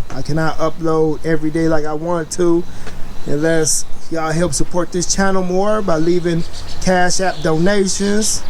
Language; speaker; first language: English; native; English